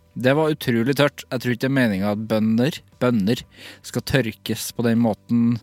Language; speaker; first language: Norwegian; native; Norwegian